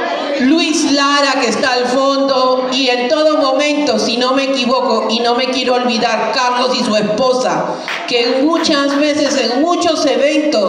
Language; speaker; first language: Spanish; native; Spanish